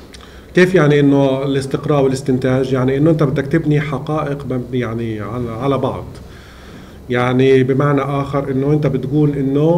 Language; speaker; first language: Arabic; native; Arabic